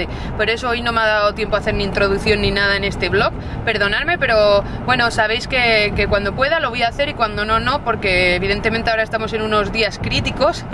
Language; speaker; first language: Spanish; native; Spanish